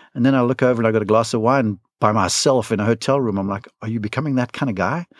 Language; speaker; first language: English; native; English